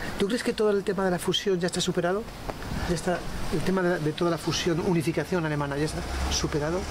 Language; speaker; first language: Spanish; native; Spanish